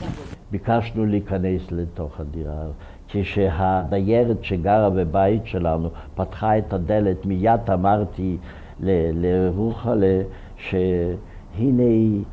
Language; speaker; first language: Hebrew; non-native, fluent; Ukrainian